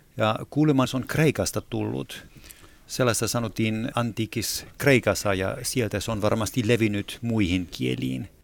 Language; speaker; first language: Finnish; non-native, fluent; German